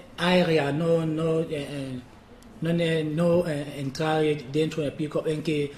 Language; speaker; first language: Italian; non-native, learner; French